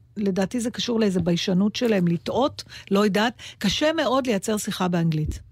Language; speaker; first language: Hebrew; native; Hebrew